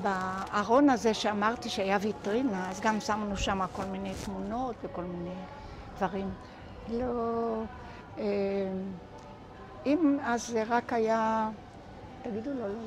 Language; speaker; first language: Hebrew; non-native, local second language; Ladino